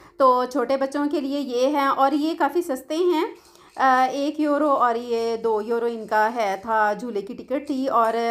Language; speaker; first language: Urdu; non-native, local second language; Punjabi